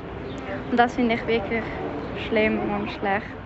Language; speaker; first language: German; early bilingual, other home language; Persian